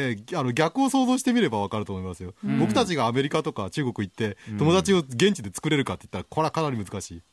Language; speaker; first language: Japanese; native; Japanese